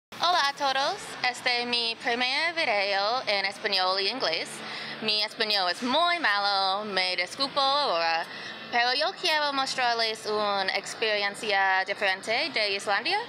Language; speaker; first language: Spanish; non-native, learner; English